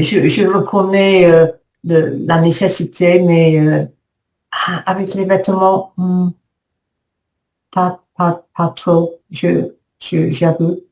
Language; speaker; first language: French; non-native, learner; English